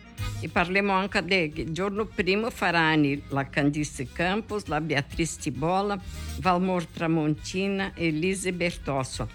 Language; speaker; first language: Italian; early bilingual, heritage; Portuguese